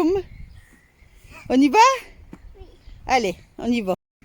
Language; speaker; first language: French; native; French